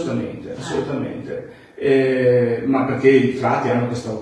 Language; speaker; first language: Italian; native; Italian